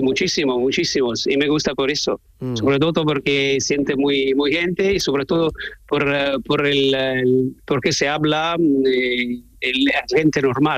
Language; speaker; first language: Spanish; non-native, learner; Italian